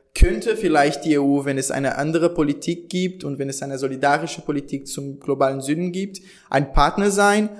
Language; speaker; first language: German; non-native, fluent; Portuguese